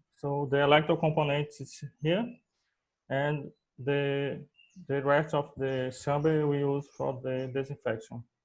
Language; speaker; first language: English; non-native, learner; Portuguese